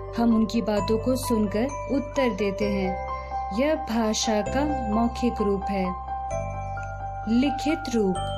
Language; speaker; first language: Hindi; native; Hindi